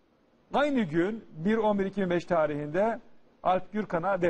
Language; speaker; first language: Turkish; native; Turkish